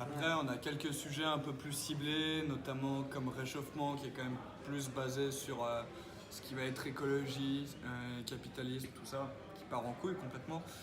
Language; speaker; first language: French; native; French